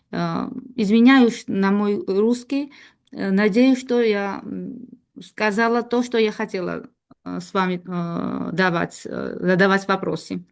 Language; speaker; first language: Russian; non-native, learner; Georgian